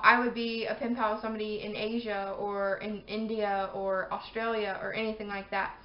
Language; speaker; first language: English; native; English